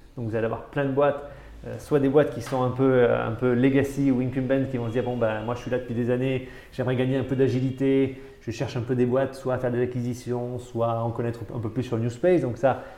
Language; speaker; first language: French; native; French